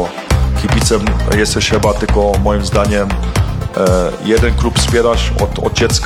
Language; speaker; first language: Polish; early bilingual, heritage; Polish